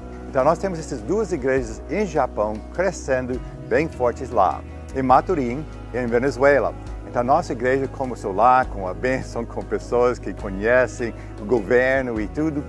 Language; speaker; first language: Portuguese; non-native, fluent; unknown